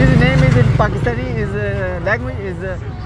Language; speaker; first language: English; non-native, learner; Spanish